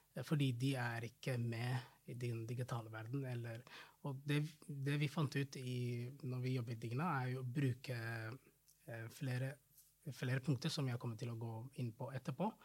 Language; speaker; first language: Norwegian; non-native, fluent; Somali